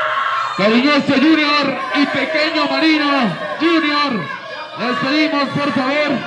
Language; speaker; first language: Spanish; native; Spanish